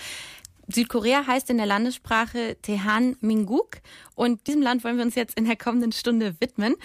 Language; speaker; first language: German; native; German